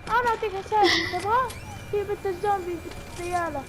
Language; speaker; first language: Arabic; native; Arabic